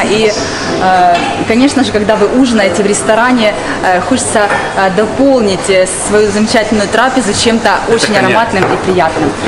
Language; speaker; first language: Russian; native; Russian